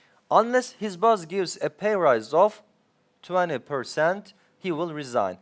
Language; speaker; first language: English; non-native, fluent; Turkish